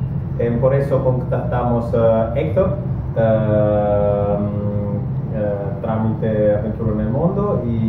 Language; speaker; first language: Spanish; non-native, learner; Italian